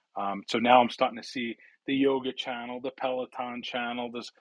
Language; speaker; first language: English; early bilingual, other home language; Italian